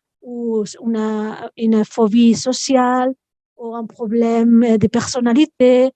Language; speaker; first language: French; non-native, fluent; Spanish